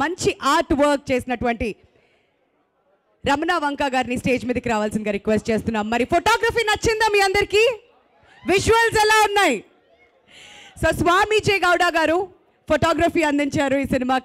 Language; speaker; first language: Telugu; native; Telugu